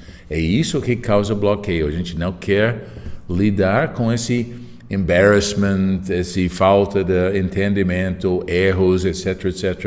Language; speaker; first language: Portuguese; non-native, fluent; English